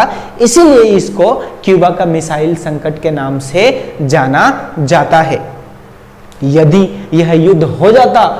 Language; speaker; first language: Hindi; native; Hindi